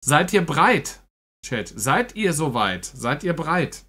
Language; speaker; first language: German; native; German